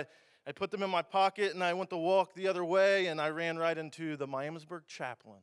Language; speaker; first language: English; native; English